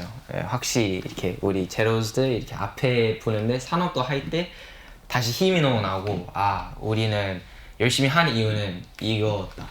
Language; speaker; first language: Korean; early bilingual, heritage; English